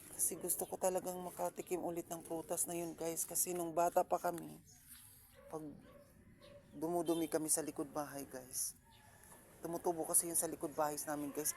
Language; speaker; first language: Filipino; non-native, local second language; Waray